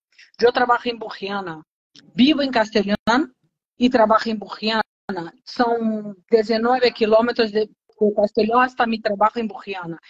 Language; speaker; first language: Spanish; non-native, learner; Portuguese